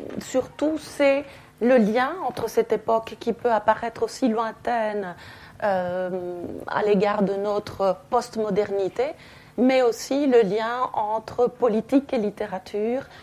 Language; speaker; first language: French; non-native, fluent; Italian